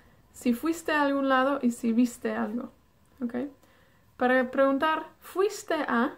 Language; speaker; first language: Spanish; non-native, fluent; Welsh